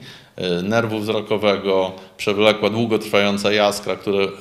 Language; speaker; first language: Polish; native; Polish